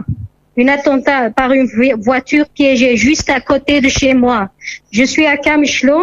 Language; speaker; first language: French; non-native, fluent; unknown